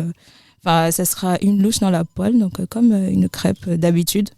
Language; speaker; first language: French; native; French